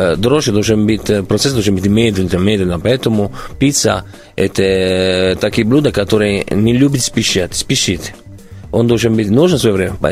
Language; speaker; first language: Russian; non-native, learner; Italian